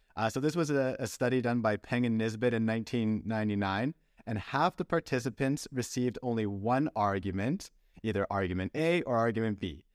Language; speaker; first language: English; native; English